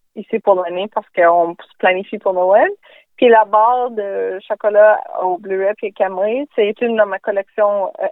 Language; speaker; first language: French; native; French